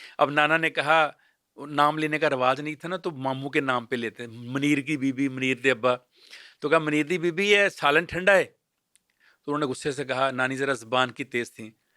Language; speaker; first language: Urdu; native; Urdu